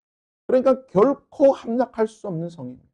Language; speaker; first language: Korean; native; Korean